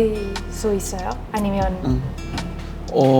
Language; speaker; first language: Korean; non-native, learner; Spanish